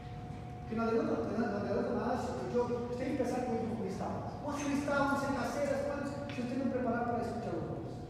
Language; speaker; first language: Spanish; non-native, learner; Portuguese